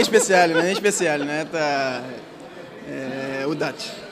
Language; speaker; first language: Russian; non-native, learner; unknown